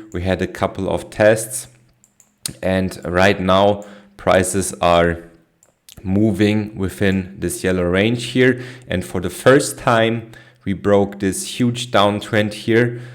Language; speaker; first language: English; non-native, fluent; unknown